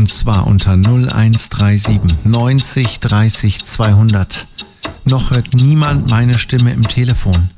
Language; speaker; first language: German; native; German